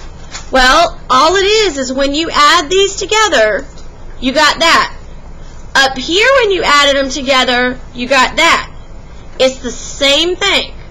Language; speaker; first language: English; native; English